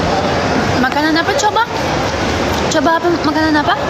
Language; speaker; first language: Indonesian; non-native, learner; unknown